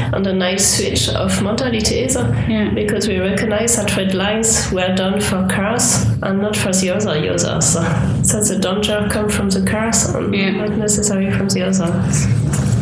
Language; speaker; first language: English; non-native, fluent; French